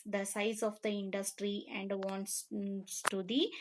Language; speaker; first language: English; non-native, local second language; Kannada